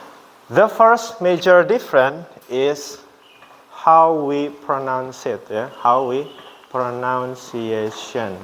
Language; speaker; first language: English; non-native, learner; Indonesian